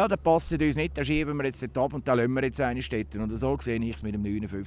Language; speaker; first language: German; native; German